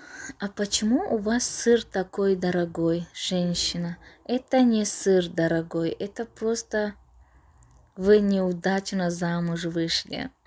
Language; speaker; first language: Russian; non-native, local second language; Tajik